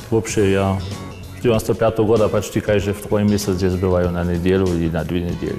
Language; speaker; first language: Russian; non-native, fluent; German